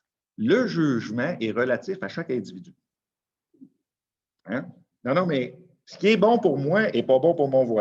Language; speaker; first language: French; native; French